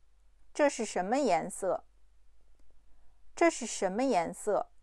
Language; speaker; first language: Chinese; non-native, fluent; Urdu